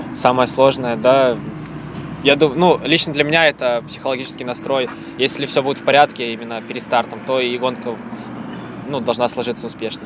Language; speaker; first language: Russian; native; Russian